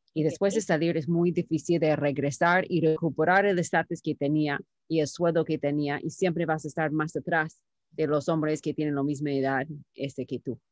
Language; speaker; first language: Spanish; non-native, fluent; English